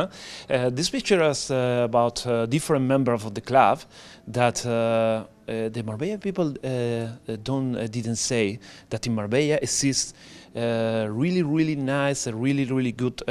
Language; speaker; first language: English; non-native, learner; Spanish